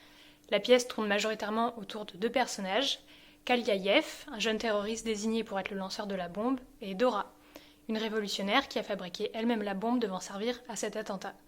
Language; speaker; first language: French; native; French